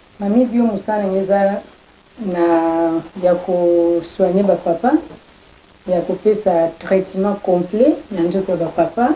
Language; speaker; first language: Lingala; non-native, local second language; Kongo